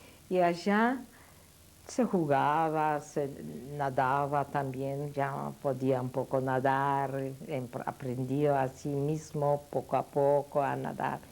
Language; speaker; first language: Spanish; non-native, fluent; Yiddish